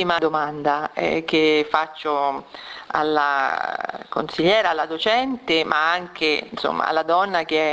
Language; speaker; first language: Italian; native; Italian